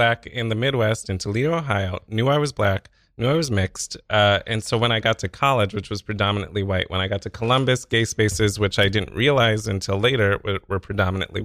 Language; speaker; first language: English; native; English